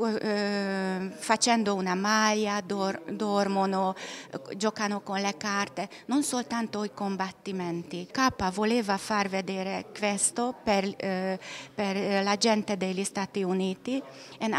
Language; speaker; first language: Italian; non-native, learner; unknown